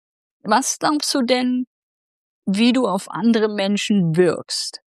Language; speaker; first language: German; native; German